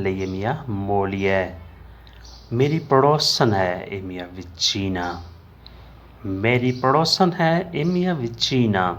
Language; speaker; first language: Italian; non-native, learner; Urdu